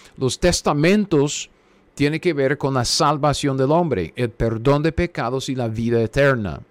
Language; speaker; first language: Spanish; non-native, fluent; English